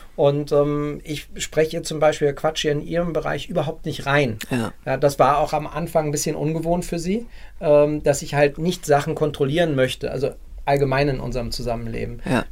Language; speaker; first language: German; native; German